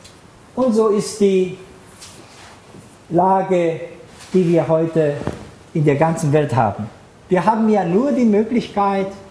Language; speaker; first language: German; non-native, fluent; Japanese